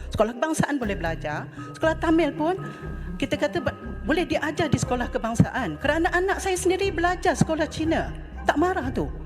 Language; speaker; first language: Malay; native; Malay